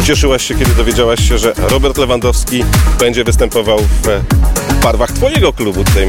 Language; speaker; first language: Polish; native; Polish